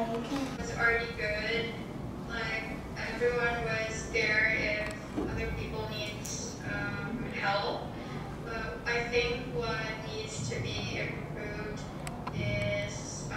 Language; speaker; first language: English; non-native, learner; Indonesian